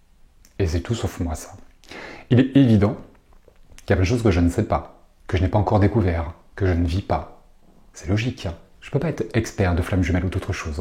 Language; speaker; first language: French; native; French